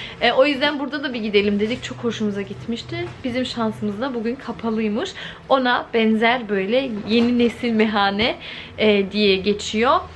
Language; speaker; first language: Turkish; early bilingual, heritage; Turkish